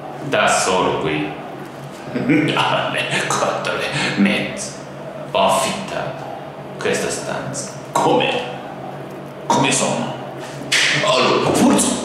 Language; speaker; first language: Italian; non-native, fluent; Japanese